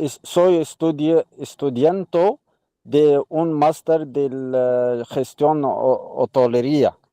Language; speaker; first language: Spanish; non-native, learner; Arabic